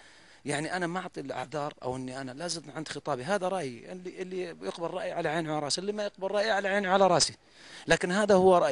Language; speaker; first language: Arabic; native; Arabic